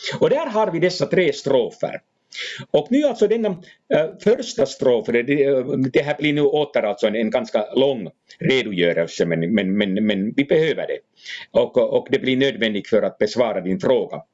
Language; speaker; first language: Swedish; non-native, fluent; Finnish